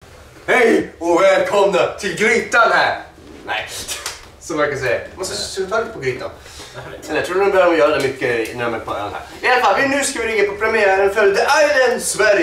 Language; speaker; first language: Swedish; native; Swedish